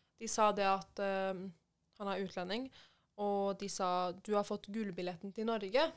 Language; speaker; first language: Norwegian; early bilingual, other home language; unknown